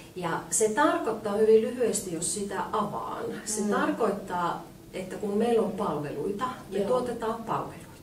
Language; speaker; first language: Finnish; native; Finnish